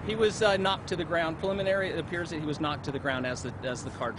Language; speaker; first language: English; native; English